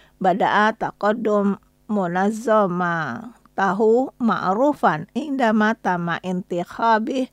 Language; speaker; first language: Arabic; non-native, fluent; Indonesian